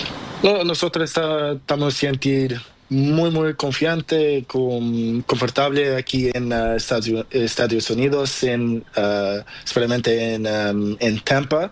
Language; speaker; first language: Spanish; non-native, learner; Portuguese